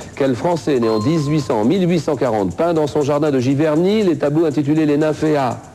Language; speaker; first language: French; native; French